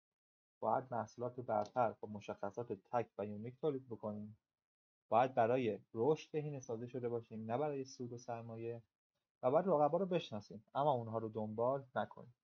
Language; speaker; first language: Persian; native; Persian